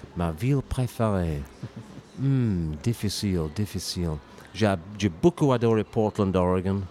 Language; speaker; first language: French; non-native, fluent; English